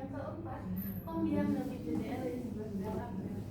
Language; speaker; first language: French; non-native, learner; Indonesian